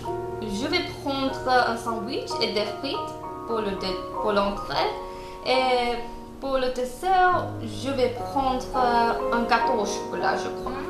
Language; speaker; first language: French; non-native, learner; English